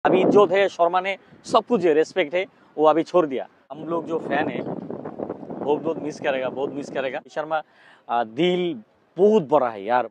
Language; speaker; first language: Hindi; non-native, learner; Bangla